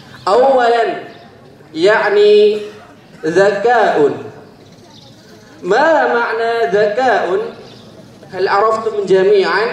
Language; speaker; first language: Arabic; non-native, learner; Indonesian